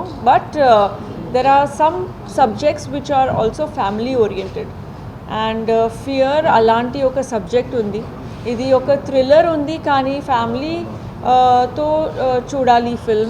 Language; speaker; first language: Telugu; non-native, fluent; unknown